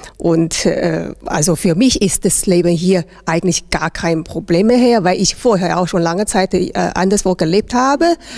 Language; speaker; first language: German; non-native, fluent; Chinese